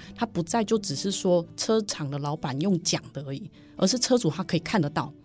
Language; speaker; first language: Chinese; native; Chinese